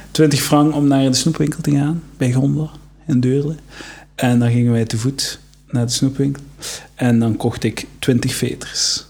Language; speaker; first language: Dutch; native; Dutch